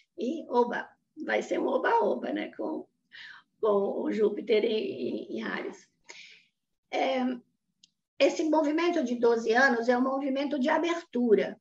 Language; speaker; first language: Portuguese; non-native, fluent; Italian